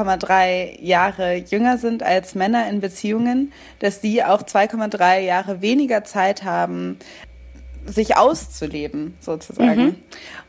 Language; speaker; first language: German; native; German